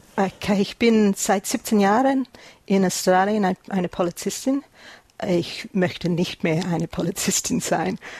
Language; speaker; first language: German; early bilingual, heritage; German